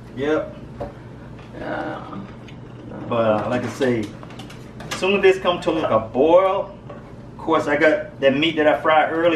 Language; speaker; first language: English; native; English